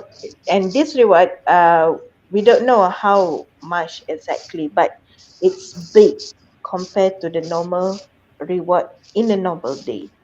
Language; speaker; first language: English; non-native, fluent; Malay